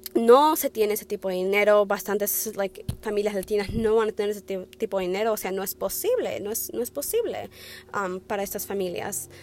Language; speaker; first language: Spanish; early bilingual, heritage; Spanish